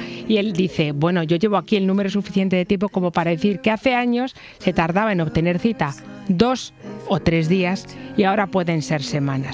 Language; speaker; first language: Spanish; native; Spanish